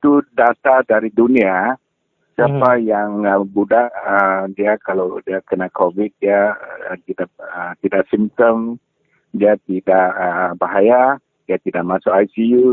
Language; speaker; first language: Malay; non-native, local second language; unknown